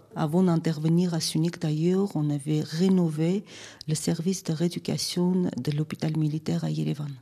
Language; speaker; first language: French; non-native, fluent; Armenian